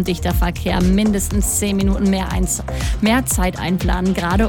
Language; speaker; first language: German; native; German